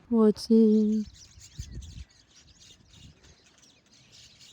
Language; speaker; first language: Russian; non-native, local second language; Kazakh